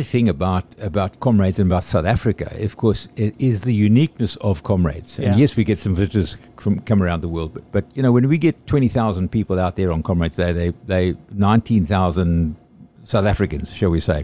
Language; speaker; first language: English; native; English